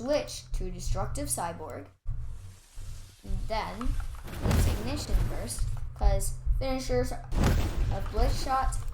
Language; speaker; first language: English; native; English